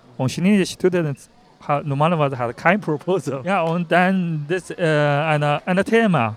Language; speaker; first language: German; non-native, learner; Chinese